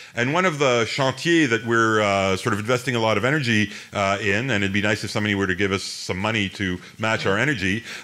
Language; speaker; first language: English; native; English